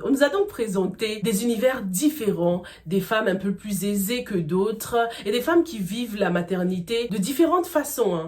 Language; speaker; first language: French; native; French